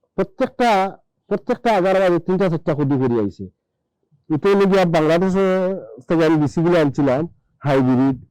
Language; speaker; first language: Bangla; non-native, local second language; Sylheti